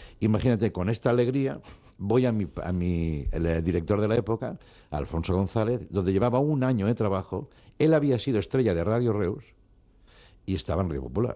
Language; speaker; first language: Spanish; non-native, local second language; Catalan